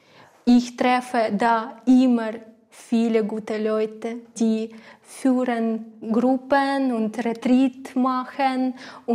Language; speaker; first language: German; non-native, learner; Ukrainian